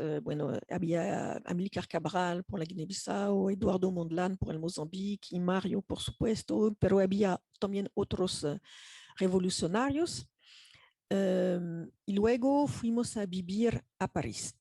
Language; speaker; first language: Spanish; non-native, fluent; French